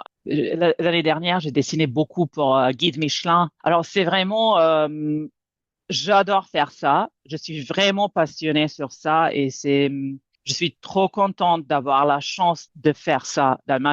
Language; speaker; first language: French; non-native, fluent; Serbian